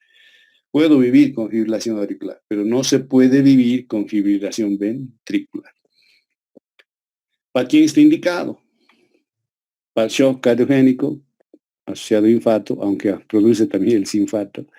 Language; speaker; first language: Spanish; native; Spanish